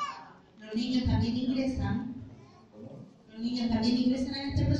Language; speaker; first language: Spanish; native; Spanish